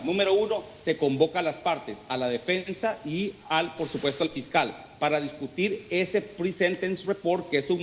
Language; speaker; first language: Spanish; native; Spanish